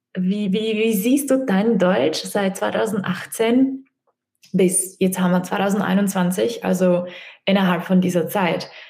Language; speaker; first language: German; non-native, fluent; Czech